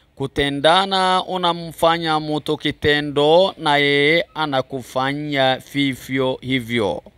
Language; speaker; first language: Swahili; non-native, fluent; Somali